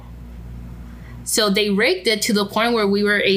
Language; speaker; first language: English; non-native, fluent; Spanish